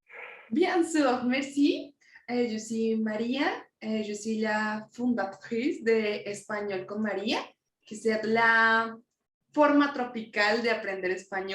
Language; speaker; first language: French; non-native, fluent; Spanish